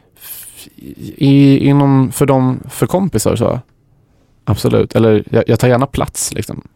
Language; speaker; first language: Swedish; native; Swedish